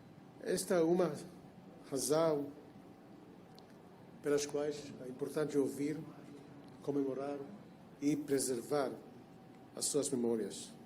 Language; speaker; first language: Portuguese; non-native, fluent; Hebrew